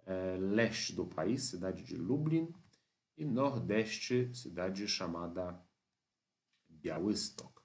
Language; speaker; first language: Portuguese; non-native, fluent; Polish